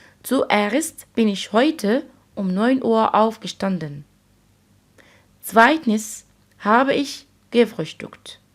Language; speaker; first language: German; non-native, fluent; Arabic